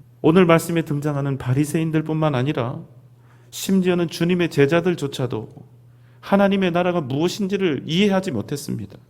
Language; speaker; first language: Korean; native; Korean